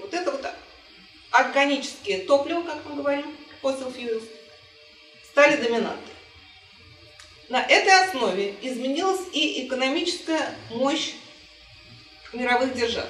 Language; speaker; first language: Russian; native; Russian